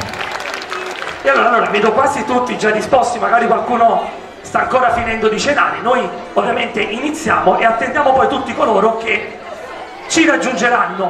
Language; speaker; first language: Italian; native; Italian